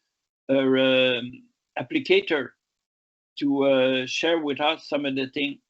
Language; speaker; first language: English; non-native, local second language; French